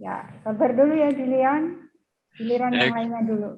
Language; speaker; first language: Indonesian; native; Indonesian